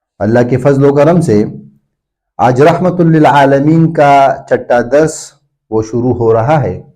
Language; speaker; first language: Urdu; non-native, local second language; Pashto